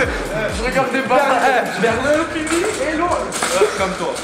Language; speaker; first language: French; native; French